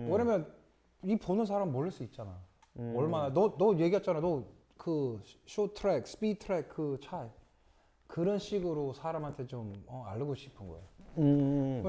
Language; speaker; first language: Korean; early bilingual, other home language; English